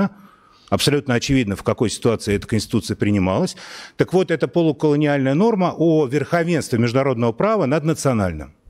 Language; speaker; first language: Russian; native; Russian